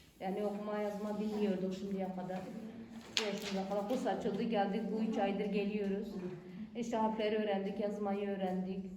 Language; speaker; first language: Turkish; non-native, local second language; Kurdish